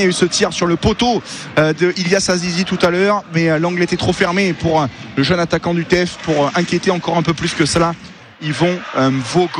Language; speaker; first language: French; native; French